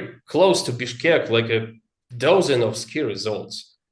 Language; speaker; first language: English; non-native, learner; Russian